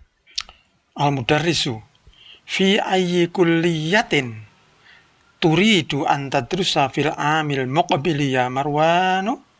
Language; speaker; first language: Arabic; non-native, fluent; Indonesian